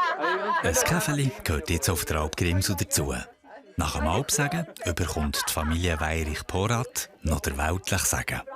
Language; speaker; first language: German; native; German